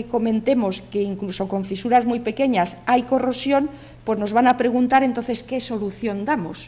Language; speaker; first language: Spanish; native; Spanish